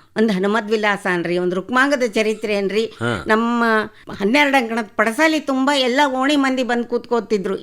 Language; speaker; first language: Kannada; native; Kannada